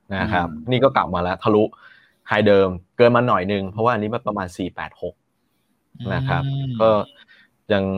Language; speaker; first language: Thai; non-native, local second language; Chinese